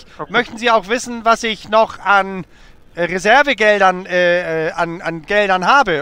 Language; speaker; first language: German; native; German